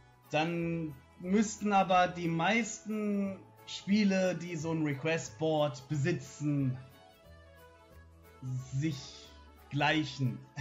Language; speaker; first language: German; native; German